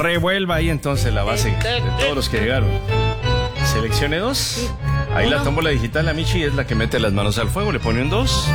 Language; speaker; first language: Spanish; native; Spanish